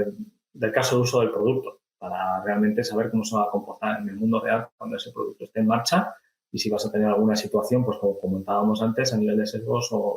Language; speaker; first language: Spanish; native; Spanish